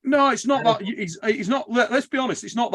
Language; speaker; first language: English; native; English